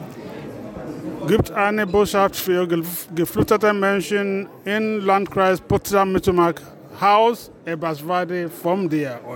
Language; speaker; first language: German; non-native, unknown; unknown